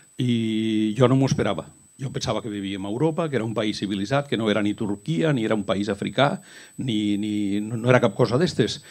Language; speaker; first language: Catalan; native; Catalan